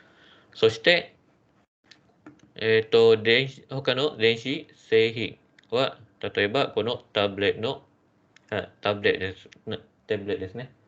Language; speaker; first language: Japanese; non-native, fluent; Malay